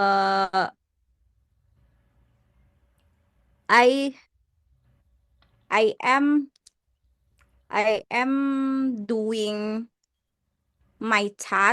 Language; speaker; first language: English; non-native, learner; Indonesian